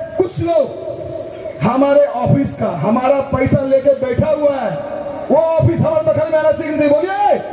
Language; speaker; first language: Hindi; non-native, local second language; Bangla